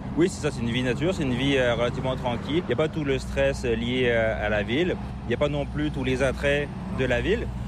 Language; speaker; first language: French; native; French